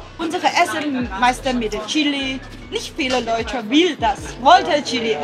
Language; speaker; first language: German; non-native, learner; Chinese